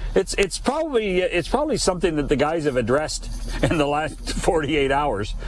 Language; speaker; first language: English; native; English